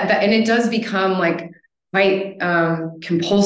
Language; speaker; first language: English; native; English